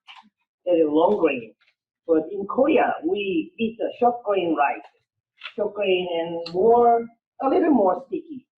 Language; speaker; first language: English; non-native, learner; Korean